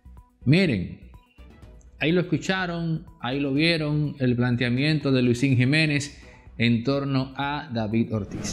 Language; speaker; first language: Spanish; native; Spanish